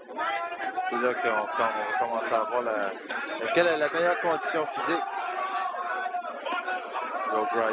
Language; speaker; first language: French; native; French